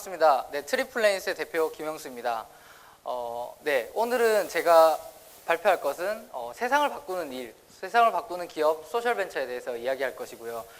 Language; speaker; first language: Korean; native; Korean